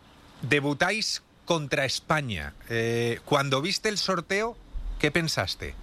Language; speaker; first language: Spanish; native; Spanish